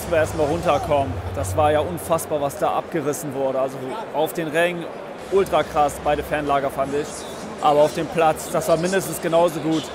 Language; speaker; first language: German; native; German